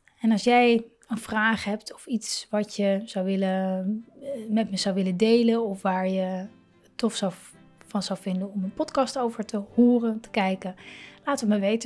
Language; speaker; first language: Dutch; native; Dutch